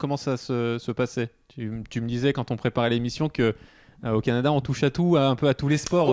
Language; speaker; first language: French; native; French